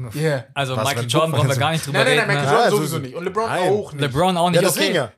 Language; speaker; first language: German; native; German